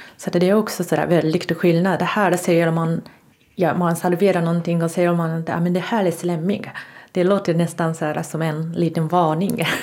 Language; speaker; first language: Swedish; non-native, fluent; Japanese